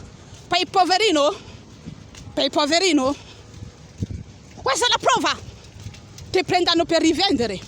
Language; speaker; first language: Italian; non-native, learner; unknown